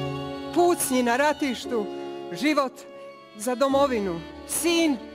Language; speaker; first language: Bosnian; native; Bosnian